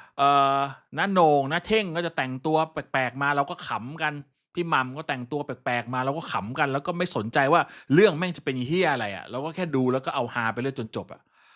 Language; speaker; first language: Thai; native; Thai